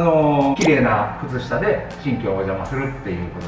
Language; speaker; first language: Japanese; native; Japanese